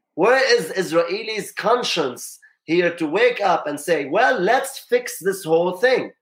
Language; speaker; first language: English; non-native, fluent; Arabic